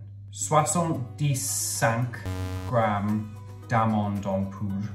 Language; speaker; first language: French; non-native, learner; English